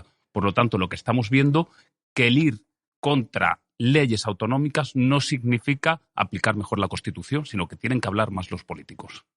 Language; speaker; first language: Spanish; native; Spanish